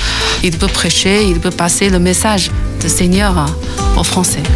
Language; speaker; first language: French; non-native, fluent; Chinese